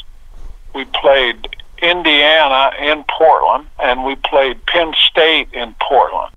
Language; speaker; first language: English; native; English